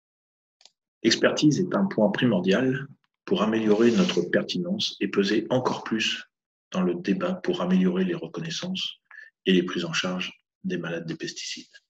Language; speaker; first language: French; native; French